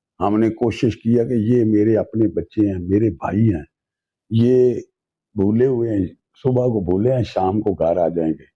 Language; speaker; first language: Urdu; non-native, local second language; Punjabi